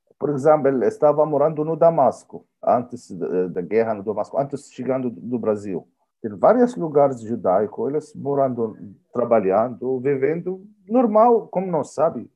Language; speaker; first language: Portuguese; non-native, learner; Arabic